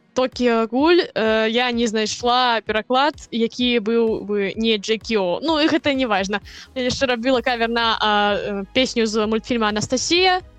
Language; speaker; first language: Belarusian; non-native, local second language; Russian